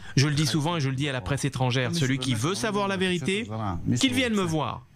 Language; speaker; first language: French; non-native, fluent; Arabic